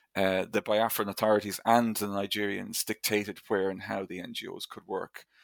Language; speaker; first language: English; native; English